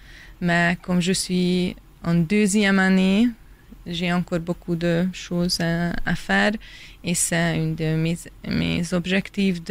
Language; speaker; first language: French; non-native, fluent; Hungarian